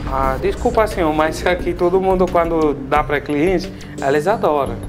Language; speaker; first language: Portuguese; non-native, learner; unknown